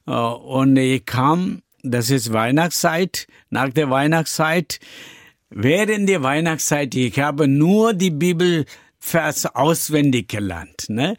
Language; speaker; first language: German; non-native, learner; Tamil